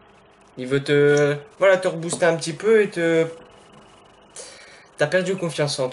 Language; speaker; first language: French; native; French